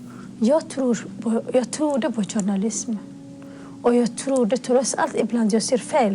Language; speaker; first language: Swedish; non-native, fluent; Somali